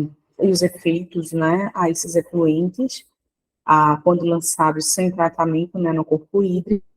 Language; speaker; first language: Portuguese; native; Portuguese